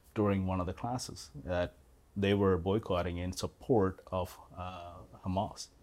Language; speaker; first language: English; non-native, local second language; Malayalam